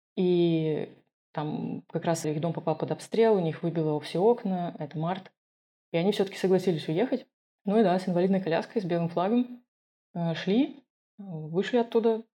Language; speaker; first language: Russian; non-native, local second language; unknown